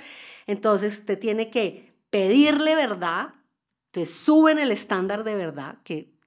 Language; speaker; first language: Spanish; native; Spanish